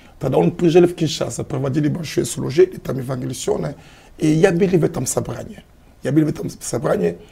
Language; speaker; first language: Russian; non-native, fluent; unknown